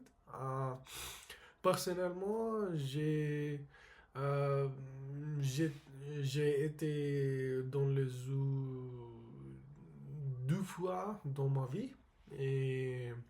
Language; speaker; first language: French; non-native, learner; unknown